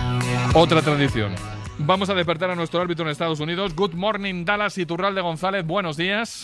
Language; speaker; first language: Spanish; native; Spanish